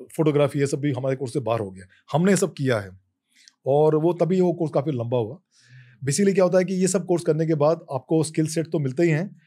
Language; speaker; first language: Hindi; native; Hindi